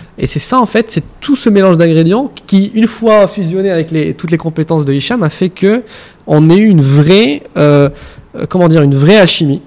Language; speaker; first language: French; non-native, local second language; Arabic